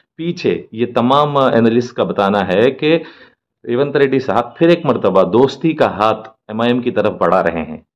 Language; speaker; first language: Hindi; non-native, local second language; Urdu